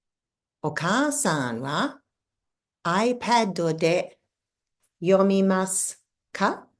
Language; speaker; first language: Japanese; non-native, fluent; English